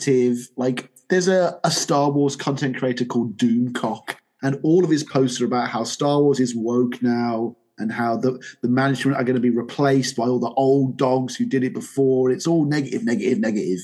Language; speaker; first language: English; native; English